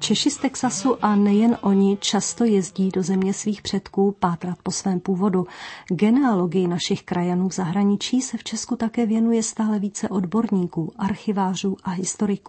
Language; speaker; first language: Czech; native; Czech